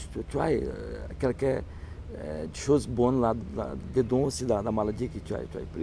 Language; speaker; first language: French; non-native, learner; Portuguese